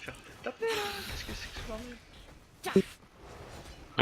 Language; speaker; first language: French; native; French